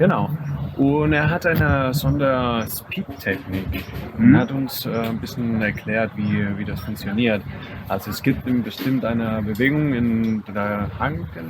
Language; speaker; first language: German; non-native, fluent; Spanish